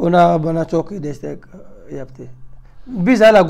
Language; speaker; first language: Turkish; non-native, learner; French